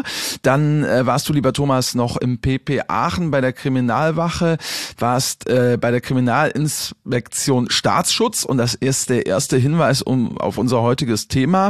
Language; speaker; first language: German; native; German